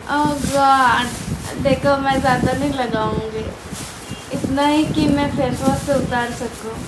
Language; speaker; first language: Hindi; non-native, local second language; Bangla